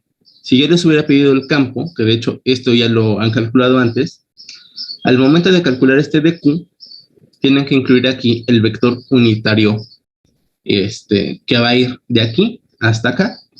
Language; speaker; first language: Spanish; native; Spanish